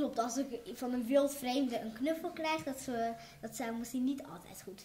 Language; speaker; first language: Dutch; native; Dutch